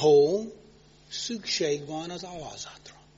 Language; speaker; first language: Hungarian; non-native, fluent; English